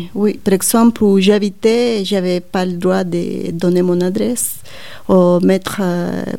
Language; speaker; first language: French; non-native, learner; Spanish